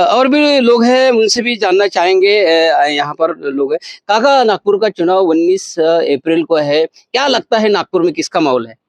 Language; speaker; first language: Hindi; non-native, local second language; Marathi